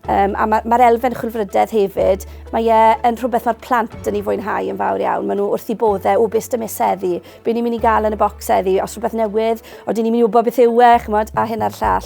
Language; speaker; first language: Welsh; native; Welsh